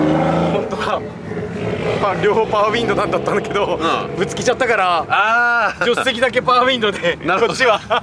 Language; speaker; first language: Japanese; native; Japanese